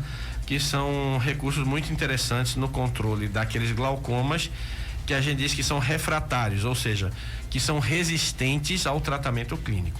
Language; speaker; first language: Portuguese; native; Portuguese